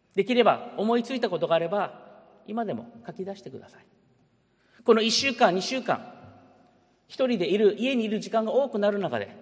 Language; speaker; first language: Japanese; early bilingual, heritage; Japanese